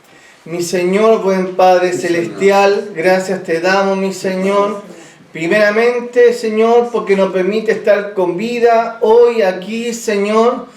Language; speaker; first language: Spanish; native; Spanish